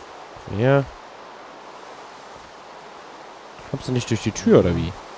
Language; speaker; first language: German; native; German